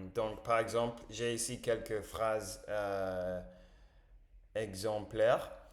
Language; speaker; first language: French; non-native, learner; English